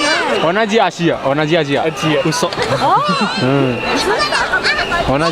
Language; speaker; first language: Japanese; non-native, learner; Indonesian